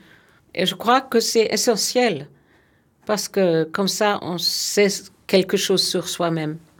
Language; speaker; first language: French; non-native, fluent; German